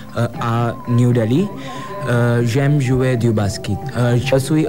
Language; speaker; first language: French; non-native, learner; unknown